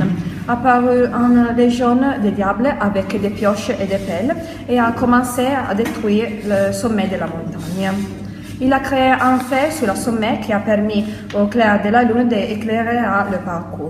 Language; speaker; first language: French; non-native, learner; Italian